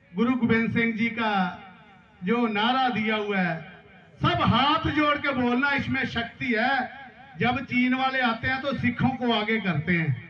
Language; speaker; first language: Hindi; non-native, local second language; Punjabi